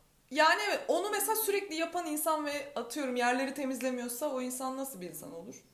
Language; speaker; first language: Turkish; native; Turkish